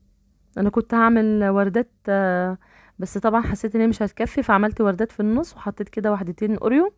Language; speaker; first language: Arabic; native; Arabic